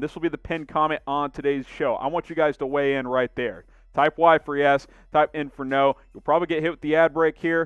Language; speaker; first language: English; native; English